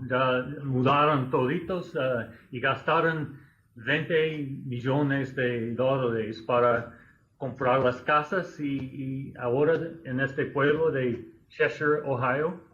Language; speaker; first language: Spanish; non-native, fluent; English